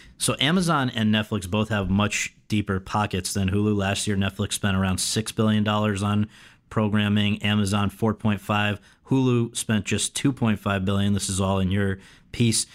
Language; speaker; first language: English; native; English